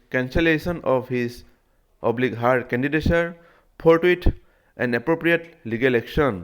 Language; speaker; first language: English; non-native, local second language; Assamese